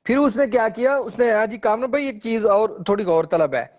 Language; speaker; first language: Urdu; non-native, local second language; Punjabi